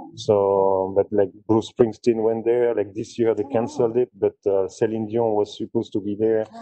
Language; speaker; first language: English; non-native, fluent; French